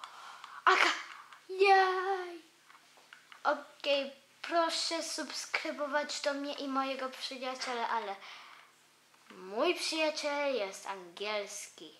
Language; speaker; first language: Polish; early bilingual, heritage; Polish